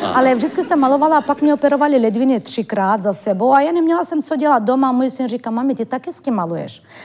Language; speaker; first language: Czech; non-native, fluent; Turkish